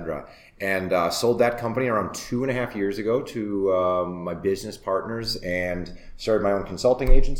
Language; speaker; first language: English; native; English